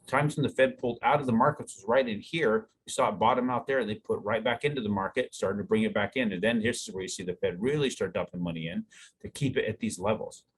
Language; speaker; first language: English; native; English